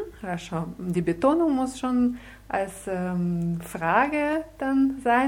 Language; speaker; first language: German; non-native, fluent; Russian